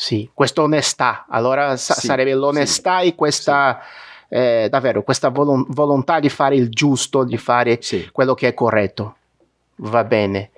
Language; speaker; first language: Italian; non-native, fluent; Portuguese